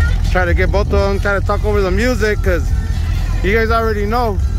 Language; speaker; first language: English; early bilingual, other home language; Spanish